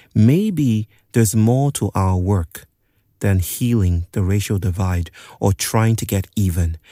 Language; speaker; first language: English; non-native, local second language; Yoruba